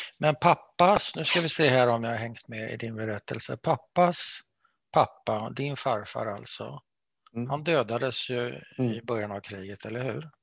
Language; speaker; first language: Swedish; native; Swedish